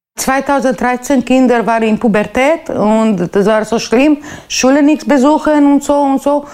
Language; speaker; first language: German; non-native, learner; Romanian